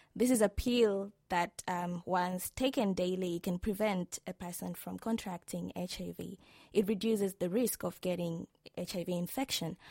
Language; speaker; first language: English; non-native, local second language; Swahili